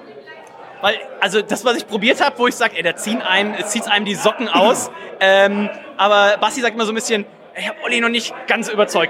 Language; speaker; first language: German; native; German